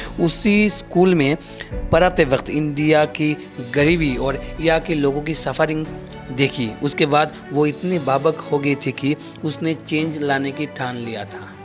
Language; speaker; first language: Hindi; non-native, local second language; Bangla